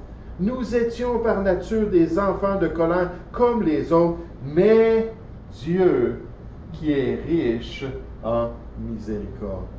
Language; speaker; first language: French; native; French